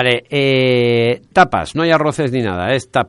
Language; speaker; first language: Spanish; native; Spanish